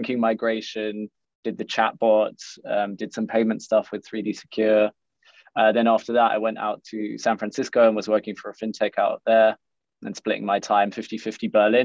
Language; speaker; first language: English; native; English